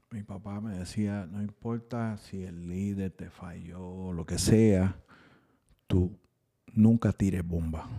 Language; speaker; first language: Spanish; early bilingual, heritage; Spanish